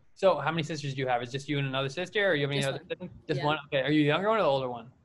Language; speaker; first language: English; native; English